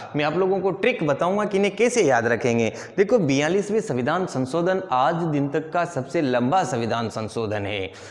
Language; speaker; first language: Hindi; native; Hindi